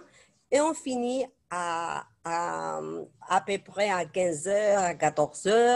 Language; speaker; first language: French; non-native, fluent; Spanish